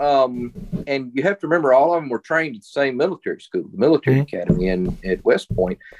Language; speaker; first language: English; native; English